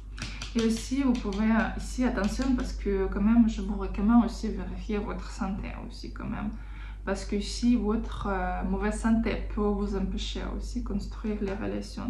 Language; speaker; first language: French; non-native, fluent; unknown